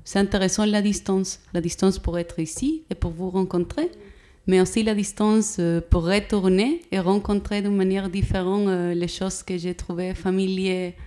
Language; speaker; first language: French; non-native, fluent; Spanish